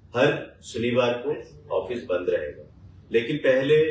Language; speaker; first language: Hindi; non-native, local second language; Bangla